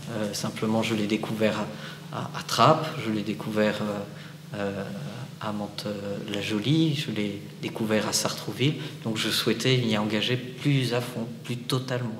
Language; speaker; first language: French; native; French